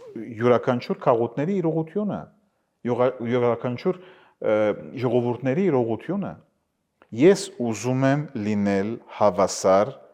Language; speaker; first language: Armenian; early bilingual, heritage; Armenian